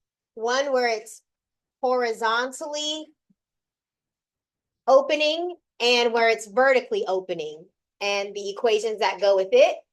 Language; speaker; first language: English; native; English